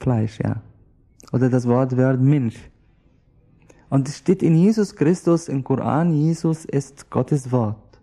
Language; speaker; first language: German; non-native, learner; Arabic